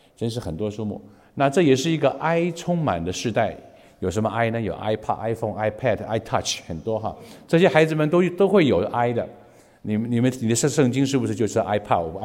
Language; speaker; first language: Chinese; native; Chinese